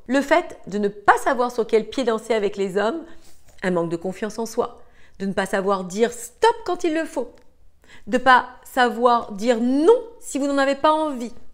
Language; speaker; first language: French; native; French